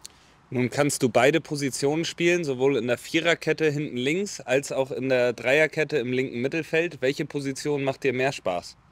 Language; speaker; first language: German; native; German